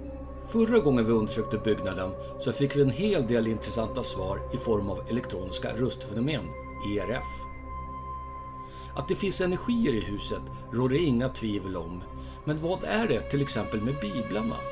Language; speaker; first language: Swedish; native; Swedish